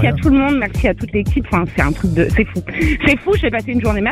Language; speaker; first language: French; native; French